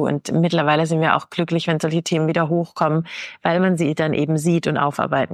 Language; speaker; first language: German; native; German